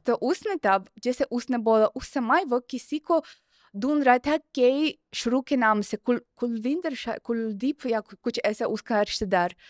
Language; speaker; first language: Hindi; non-native, fluent; Russian